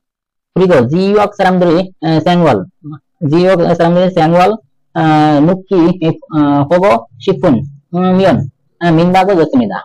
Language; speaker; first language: Korean; non-native, learner; Bangla